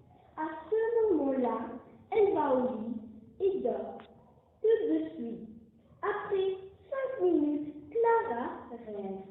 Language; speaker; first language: French; non-native, learner; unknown